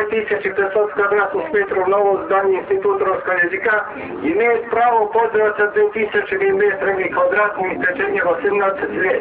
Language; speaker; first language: Russian; non-native, fluent; Serbian